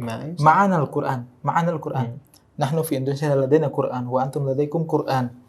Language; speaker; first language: Arabic; non-native, fluent; Indonesian